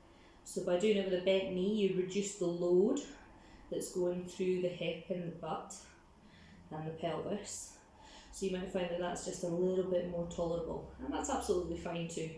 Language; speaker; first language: English; native; English